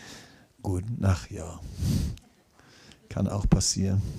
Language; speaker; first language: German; non-native, learner; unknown